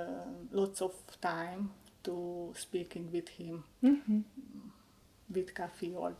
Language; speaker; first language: English; non-native, learner; Hungarian